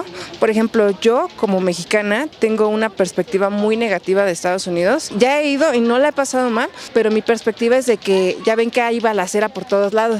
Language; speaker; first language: Spanish; native; Spanish